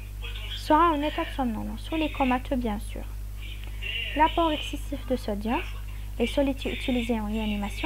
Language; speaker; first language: French; non-native, local second language; Arabic